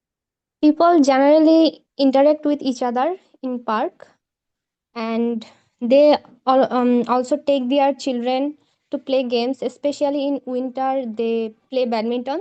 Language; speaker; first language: English; non-native, fluent; Bangla